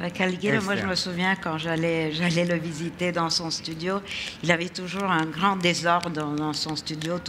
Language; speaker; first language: French; non-native, fluent; Italian